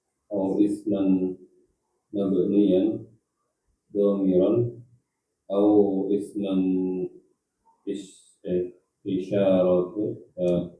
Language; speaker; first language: Arabic; non-native, learner; Indonesian